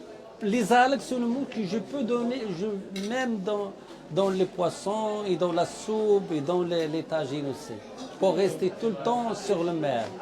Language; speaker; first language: French; non-native, learner; Arabic